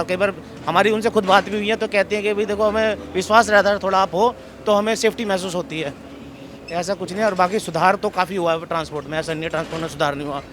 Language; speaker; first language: Hindi; native; Hindi